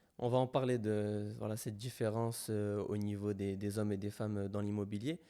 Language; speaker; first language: French; native; French